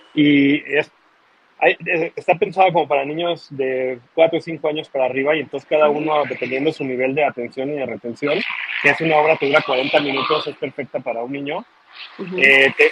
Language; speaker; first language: Spanish; native; Spanish